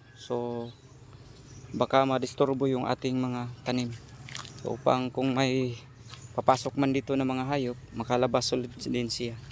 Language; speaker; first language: Filipino; non-native, local second language; Cebuano